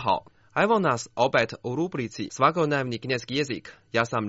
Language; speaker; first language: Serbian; non-native, fluent; Chinese